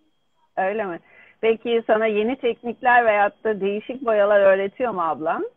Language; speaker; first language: Turkish; native; Turkish